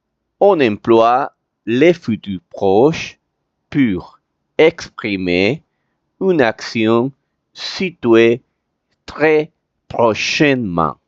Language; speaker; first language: French; non-native, fluent; Spanish